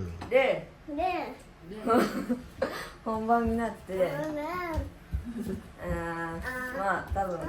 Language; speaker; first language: Japanese; early bilingual, other home language; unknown